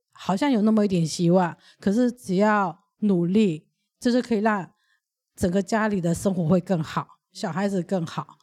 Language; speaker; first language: Chinese; early bilingual, other home language; Burmese